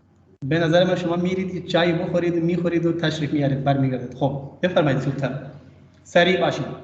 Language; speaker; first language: Persian; non-native, fluent; Urdu